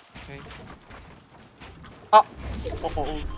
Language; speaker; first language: English; non-native, learner; Japanese